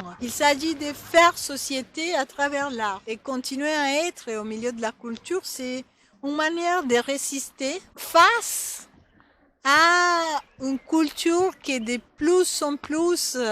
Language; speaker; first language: French; non-native, fluent; Spanish